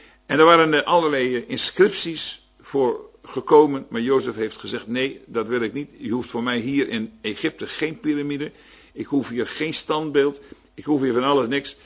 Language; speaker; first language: Dutch; native; Dutch